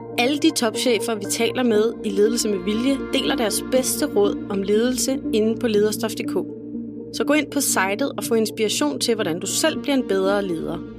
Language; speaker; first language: Danish; native; Danish